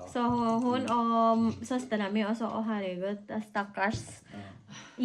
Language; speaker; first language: Norwegian; non-native, learner; Indonesian